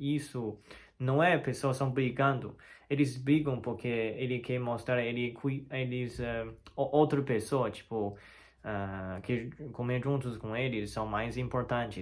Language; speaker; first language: Portuguese; non-native, learner; Chinese